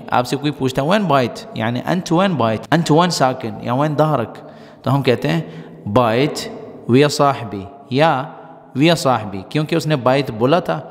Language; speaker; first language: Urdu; non-native, local second language; Pashto